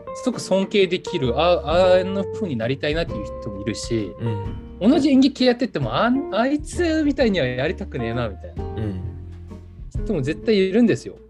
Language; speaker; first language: Japanese; non-native, fluent; Korean